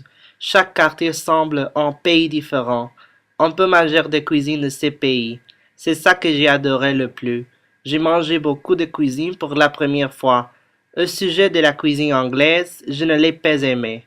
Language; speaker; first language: French; non-native, learner; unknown